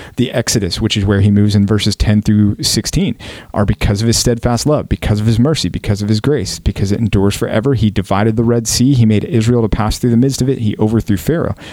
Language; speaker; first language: English; native; English